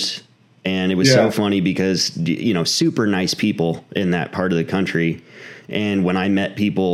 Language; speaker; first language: English; native; English